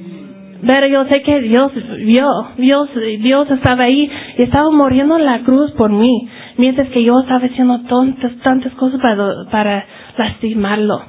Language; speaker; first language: Spanish; early bilingual, heritage; Spanish